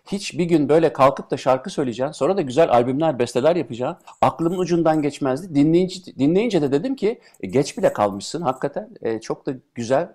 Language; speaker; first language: Turkish; native; Turkish